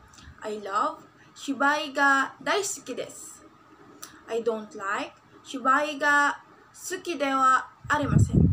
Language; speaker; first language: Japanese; non-native, learner; Filipino